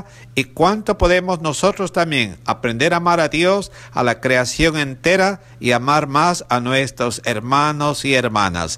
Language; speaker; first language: Spanish; native; Spanish